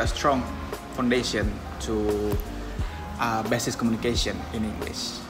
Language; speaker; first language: English; non-native, fluent; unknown